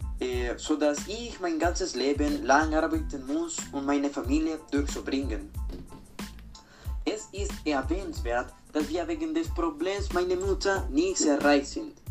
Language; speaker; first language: German; non-native, learner; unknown